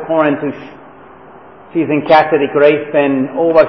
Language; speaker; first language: Hungarian; non-native, fluent; English